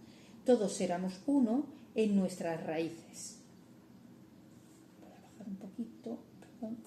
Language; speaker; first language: Spanish; native; Spanish